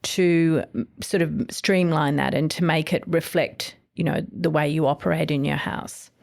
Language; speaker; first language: English; native; English